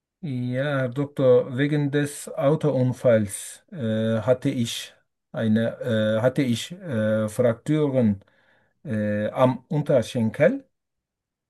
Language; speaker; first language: German; non-native, learner; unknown